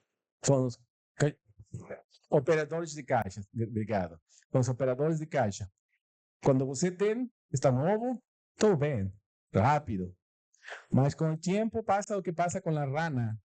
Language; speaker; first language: Portuguese; non-native, learner; Spanish